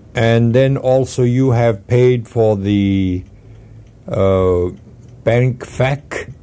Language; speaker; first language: English; non-native, fluent; Swedish